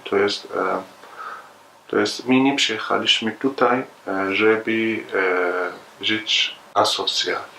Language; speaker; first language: Polish; non-native, learner; Arabic